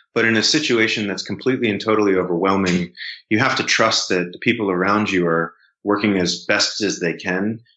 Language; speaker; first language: English; native; English